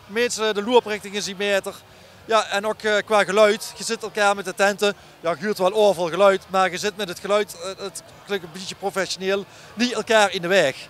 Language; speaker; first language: Dutch; native; Dutch